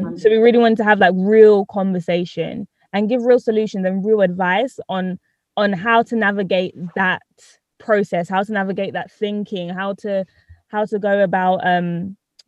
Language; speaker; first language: English; native; English